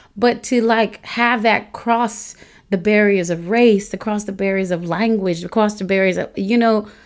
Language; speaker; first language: English; native; English